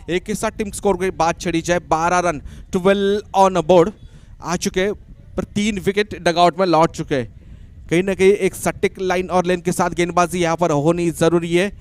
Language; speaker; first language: Hindi; non-native, local second language; Marathi